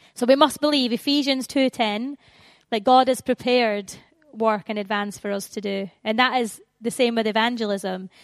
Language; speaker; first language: English; native; English